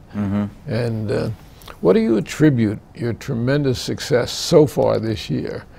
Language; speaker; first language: English; native; English